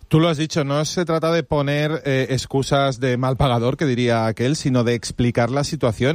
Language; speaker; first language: Spanish; native; Spanish